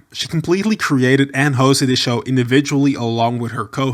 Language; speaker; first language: English; native; English